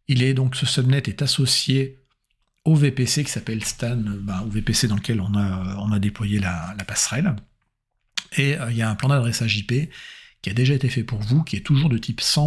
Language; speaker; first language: French; native; French